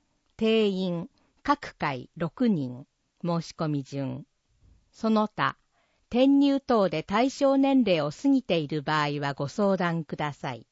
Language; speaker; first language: Japanese; native; Japanese